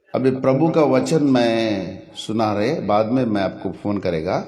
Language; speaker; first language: Hindi; non-native, local second language; Telugu